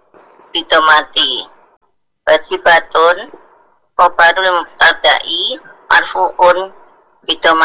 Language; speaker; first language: Arabic; non-native, learner; Indonesian